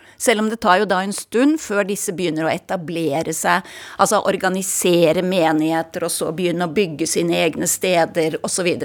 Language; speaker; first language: Norwegian; native; Norwegian